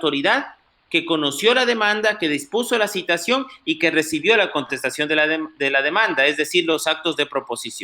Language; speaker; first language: Spanish; native; Spanish